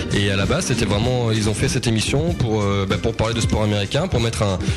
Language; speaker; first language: French; native; French